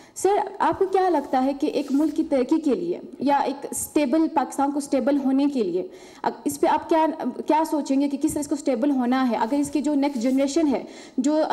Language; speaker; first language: Urdu; native; Urdu